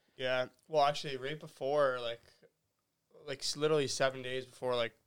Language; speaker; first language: English; native; English